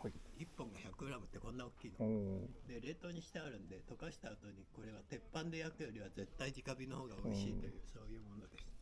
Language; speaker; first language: Japanese; native; Japanese